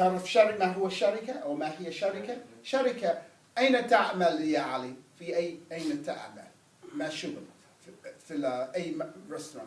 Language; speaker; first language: Arabic; non-native, fluent; English